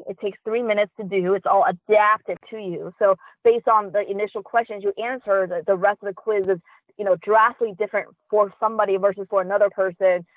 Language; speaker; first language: English; early bilingual, other home language; Chinese